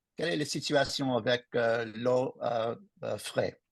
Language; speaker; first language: French; non-native, learner; English